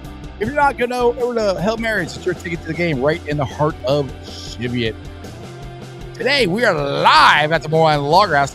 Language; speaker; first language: English; native; English